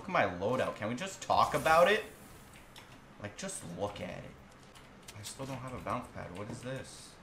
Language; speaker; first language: English; native; English